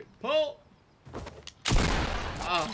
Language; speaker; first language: English; native; English